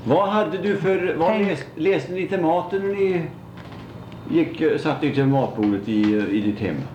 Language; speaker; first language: Swedish; native; Swedish